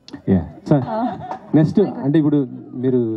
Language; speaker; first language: Telugu; native; Telugu